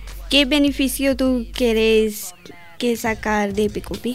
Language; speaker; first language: Spanish; non-native, learner; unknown